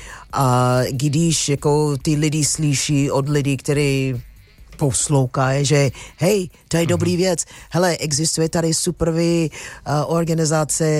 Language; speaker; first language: Czech; non-native, fluent; English